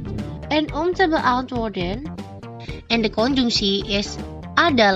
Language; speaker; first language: Dutch; non-native, fluent; Indonesian